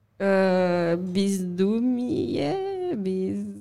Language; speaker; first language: Russian; non-native, learner; Spanish